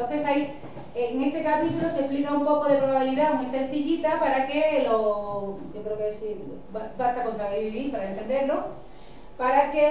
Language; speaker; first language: Spanish; native; Spanish